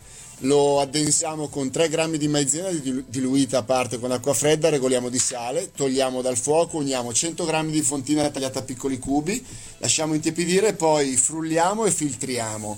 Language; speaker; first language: Italian; native; Italian